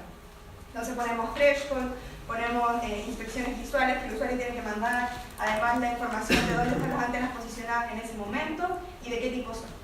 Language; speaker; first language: Spanish; native; Spanish